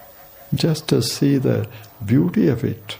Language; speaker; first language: English; non-native, local second language; Kannada